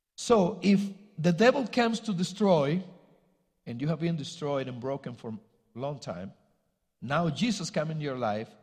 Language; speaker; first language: English; non-native, fluent; Spanish